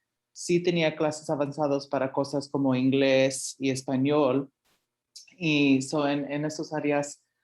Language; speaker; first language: Spanish; early bilingual, heritage; Spanish